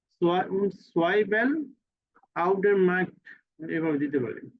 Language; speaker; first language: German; non-native, fluent; Bangla